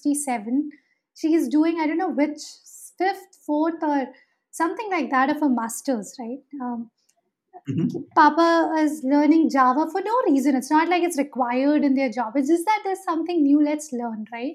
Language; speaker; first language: English; non-native, local second language; Hindi